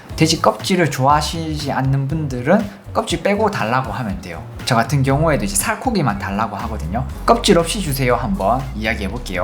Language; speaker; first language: Korean; native; Korean